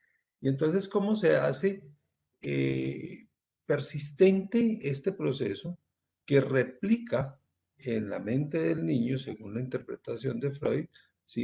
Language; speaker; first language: Spanish; native; Spanish